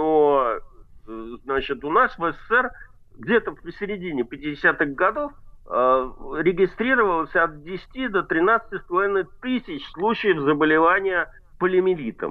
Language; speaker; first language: Russian; native; Russian